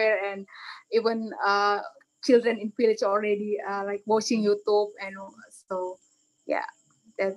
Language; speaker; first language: English; non-native, learner; Indonesian